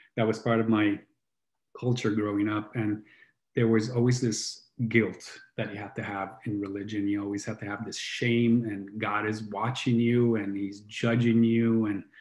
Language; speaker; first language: English; non-native, fluent; Italian